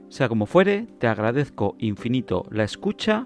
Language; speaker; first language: Spanish; native; Spanish